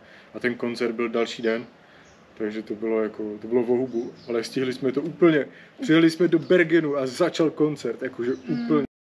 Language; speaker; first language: Czech; native; Czech